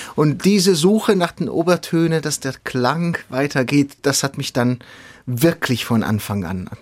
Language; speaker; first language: German; non-native, local second language; Italian